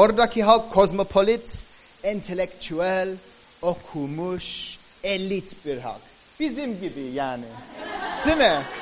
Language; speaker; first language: Turkish; native; Turkish